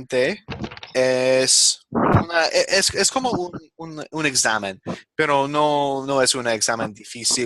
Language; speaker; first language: Spanish; non-native, fluent; English